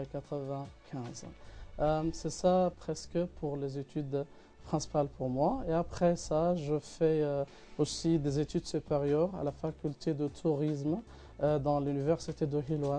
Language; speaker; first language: French; non-native, fluent; Arabic